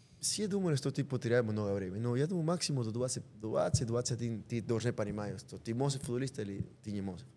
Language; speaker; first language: Russian; non-native, learner; Spanish